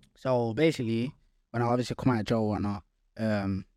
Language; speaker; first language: English; early bilingual, other home language; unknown